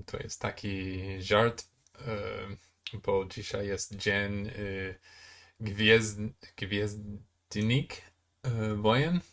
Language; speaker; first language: Polish; non-native, fluent; English